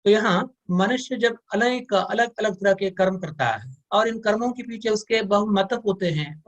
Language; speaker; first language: Hindi; non-native, local second language; Kannada